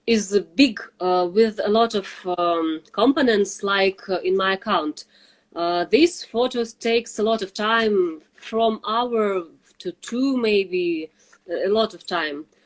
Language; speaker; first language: English; non-native, fluent; Russian